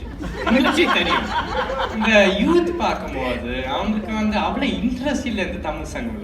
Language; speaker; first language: Tamil; early bilingual, heritage; Tamil